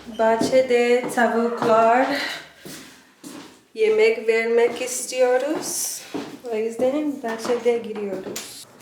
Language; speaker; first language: Turkish; non-native, learner; English